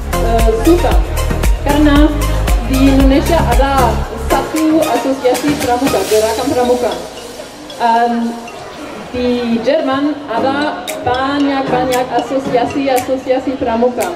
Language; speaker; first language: Indonesian; non-native, learner; German